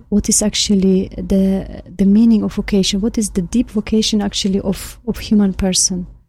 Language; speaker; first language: English; non-native, fluent; Ukrainian